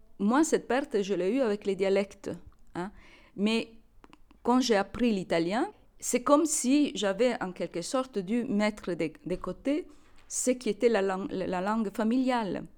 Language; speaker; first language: French; non-native, fluent; Italian